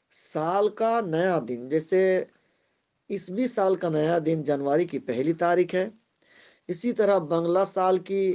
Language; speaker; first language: Urdu; non-native, local second language; Bangla